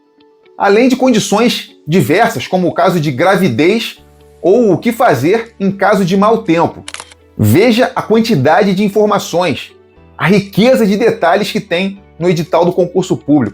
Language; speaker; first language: Portuguese; native; Portuguese